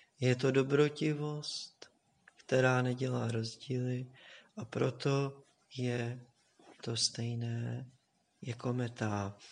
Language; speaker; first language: Czech; native; Czech